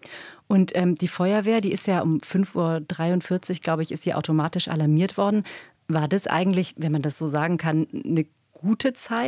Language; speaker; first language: German; native; German